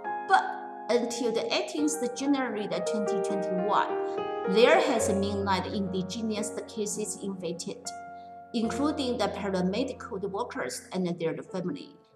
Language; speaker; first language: English; non-native, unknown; Chinese